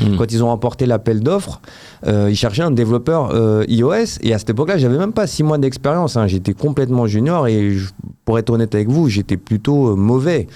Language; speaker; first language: French; native; French